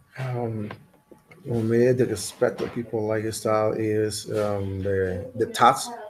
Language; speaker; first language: English; non-native, learner; Spanish